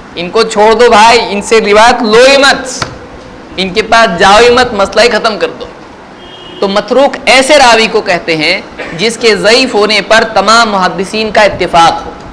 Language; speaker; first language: Urdu; native; Urdu